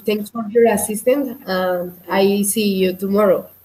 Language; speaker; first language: English; non-native, learner; Spanish